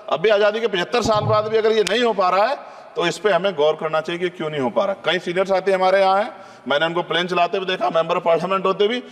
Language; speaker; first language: Hindi; native; Hindi